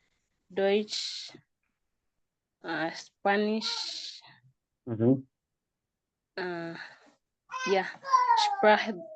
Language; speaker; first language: German; non-native, learner; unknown